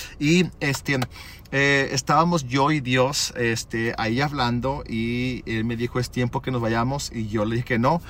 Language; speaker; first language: Spanish; early bilingual, other home language; English